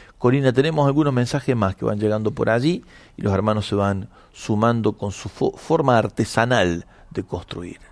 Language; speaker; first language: Spanish; native; Spanish